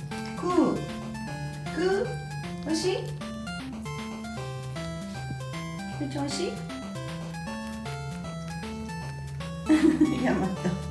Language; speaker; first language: Japanese; native; Japanese